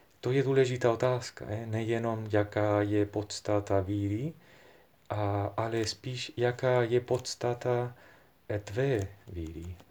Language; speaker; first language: Czech; non-native, fluent; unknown